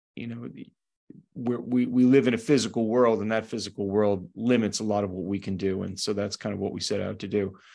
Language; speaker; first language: English; native; English